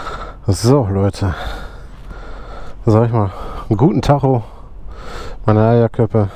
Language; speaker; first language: German; native; German